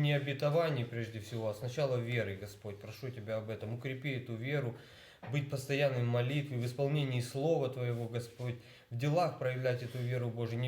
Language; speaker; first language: Russian; native; Russian